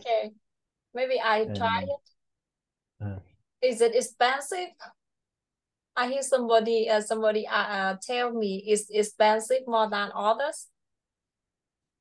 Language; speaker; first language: English; non-native, fluent; Vietnamese